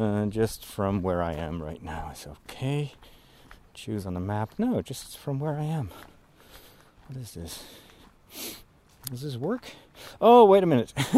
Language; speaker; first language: English; non-native, fluent; Dutch